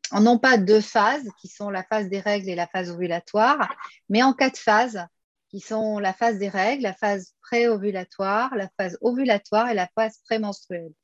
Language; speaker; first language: French; native; French